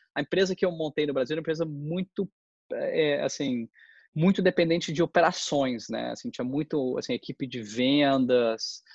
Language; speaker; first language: Portuguese; native; Portuguese